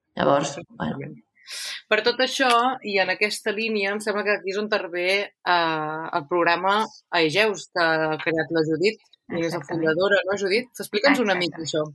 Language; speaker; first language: Catalan; native; Catalan